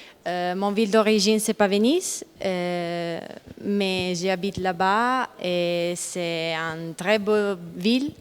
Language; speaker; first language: French; non-native, learner; Italian